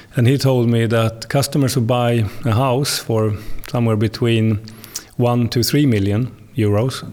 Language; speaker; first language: English; non-native, fluent; Swedish